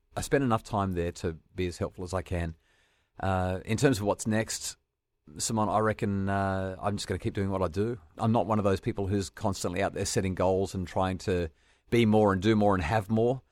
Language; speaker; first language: English; native; English